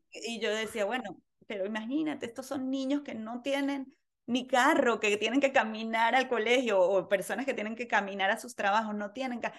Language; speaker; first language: Spanish; native; Spanish